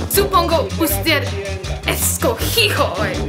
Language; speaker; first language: Spanish; non-native, learner; English